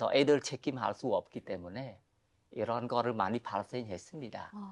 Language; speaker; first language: Korean; non-native, fluent; Khmer